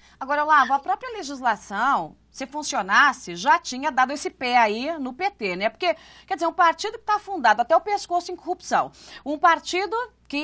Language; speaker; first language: Portuguese; native; Portuguese